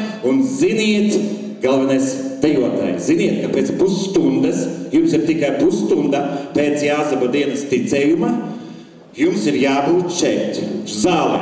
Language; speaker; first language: Latvian; native; Latvian